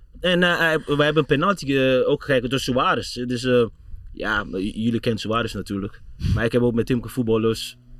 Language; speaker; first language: Dutch; non-native, fluent; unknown